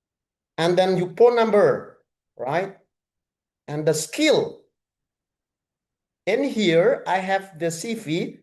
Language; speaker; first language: English; non-native, fluent; Indonesian